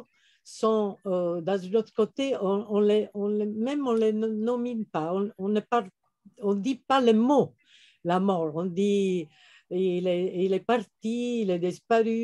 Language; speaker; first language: French; non-native, fluent; Italian